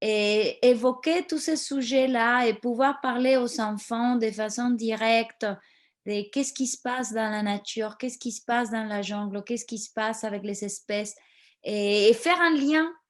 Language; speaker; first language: French; non-native, fluent; Spanish